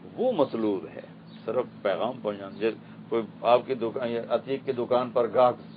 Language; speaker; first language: Urdu; non-native, local second language; Punjabi